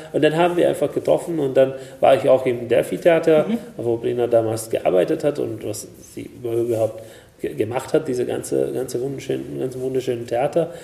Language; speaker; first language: German; non-native, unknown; Hungarian